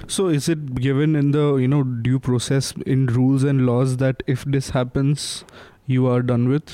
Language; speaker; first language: English; non-native, local second language; Hindi